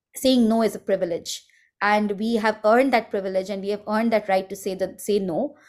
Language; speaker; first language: English; non-native, local second language; Hindi